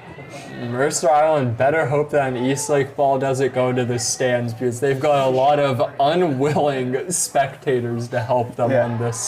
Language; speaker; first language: English; native; English